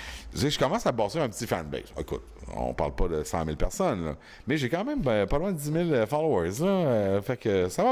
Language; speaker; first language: French; native; French